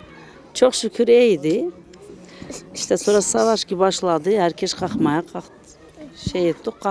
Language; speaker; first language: Turkish; early bilingual, heritage; Turkish